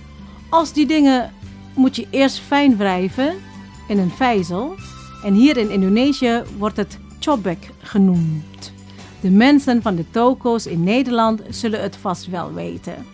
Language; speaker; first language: Dutch; non-native, fluent; Indonesian